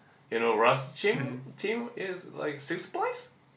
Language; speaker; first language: English; non-native, learner; Japanese